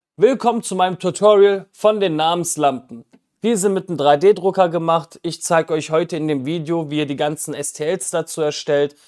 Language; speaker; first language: German; native; German